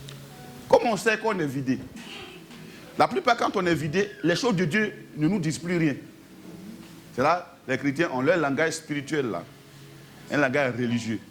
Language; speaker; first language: French; native; French